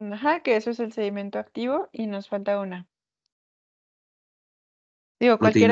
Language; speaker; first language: Spanish; native; Spanish